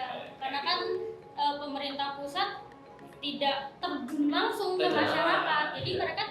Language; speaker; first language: Indonesian; native; Indonesian